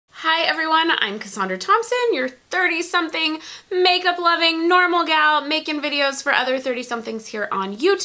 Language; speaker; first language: English; native; English